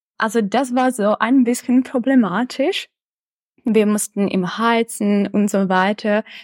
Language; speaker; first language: German; non-native, fluent; Czech